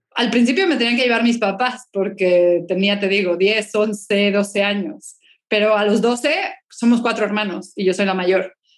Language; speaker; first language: Spanish; native; Spanish